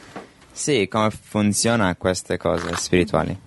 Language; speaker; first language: Italian; non-native, learner; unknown